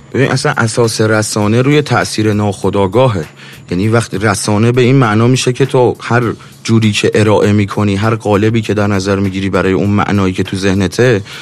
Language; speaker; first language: Persian; native; Persian